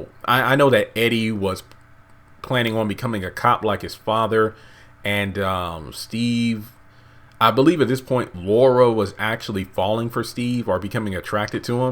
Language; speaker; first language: English; native; English